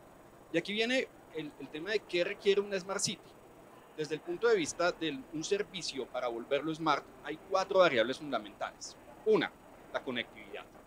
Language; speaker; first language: Spanish; native; Spanish